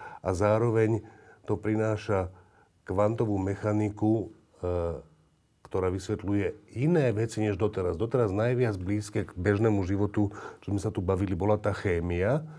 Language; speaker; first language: Slovak; native; Slovak